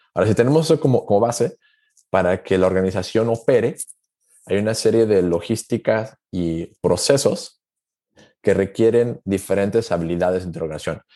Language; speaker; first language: Spanish; native; Spanish